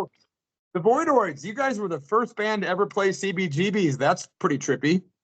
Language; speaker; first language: English; native; English